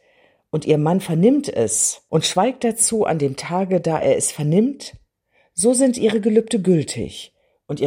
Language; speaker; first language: German; native; German